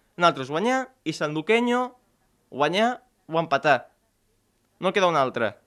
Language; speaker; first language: Catalan; native; Catalan